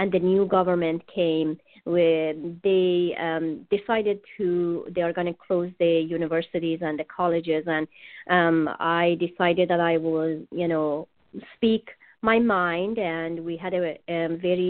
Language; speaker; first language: English; non-native, fluent; Persian